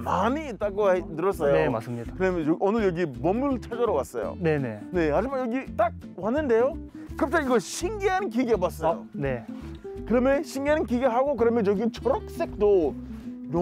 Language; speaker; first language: Korean; non-native, fluent; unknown